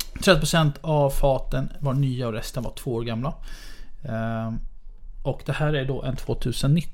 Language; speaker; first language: Swedish; native; Swedish